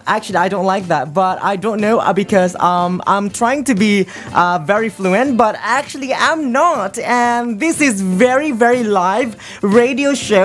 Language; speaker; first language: English; non-native, fluent; Thai